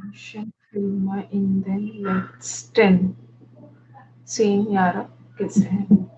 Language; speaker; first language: German; non-native, learner; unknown